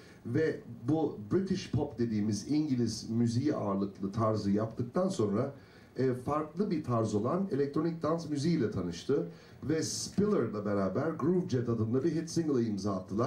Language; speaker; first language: Turkish; native; Turkish